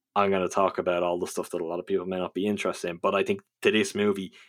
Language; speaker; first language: English; native; English